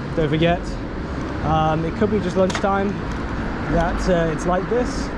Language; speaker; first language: English; native; English